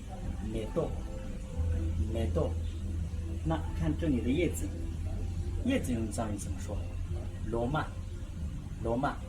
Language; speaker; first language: Chinese; non-native, local second language; Tibetan